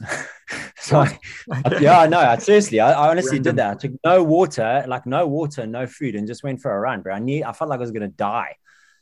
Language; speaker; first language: English; native; English